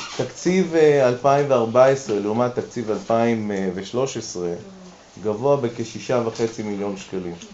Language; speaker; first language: Hebrew; native; Hebrew